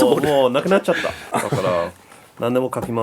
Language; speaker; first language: Japanese; non-native, learner; English